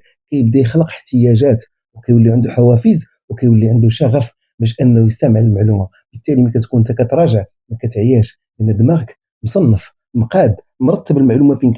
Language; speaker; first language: Arabic; native; Arabic